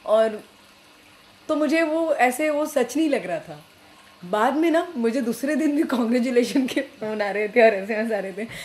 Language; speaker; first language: Hindi; non-native, local second language; Marathi